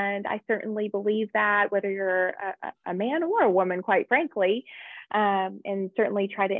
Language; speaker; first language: English; native; English